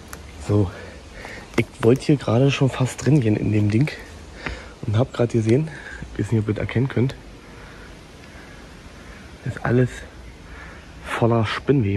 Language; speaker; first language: German; native; German